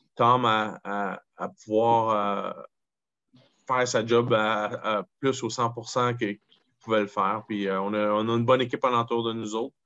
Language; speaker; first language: French; native; French